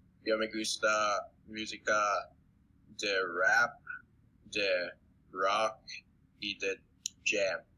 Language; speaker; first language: Spanish; non-native, learner; English